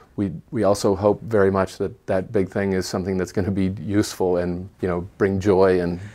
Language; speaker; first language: English; native; English